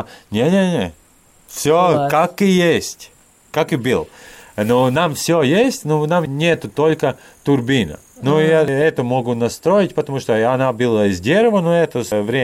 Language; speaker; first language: Russian; non-native, learner; Latvian